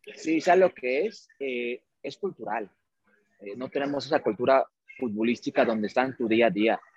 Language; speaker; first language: Spanish; early bilingual, heritage; Spanish